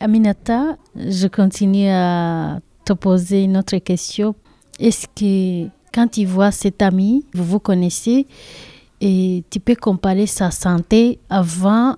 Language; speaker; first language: French; non-native, learner; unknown